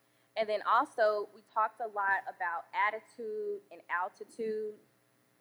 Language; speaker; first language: English; native; English